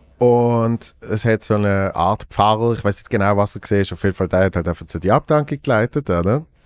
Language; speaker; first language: German; native; German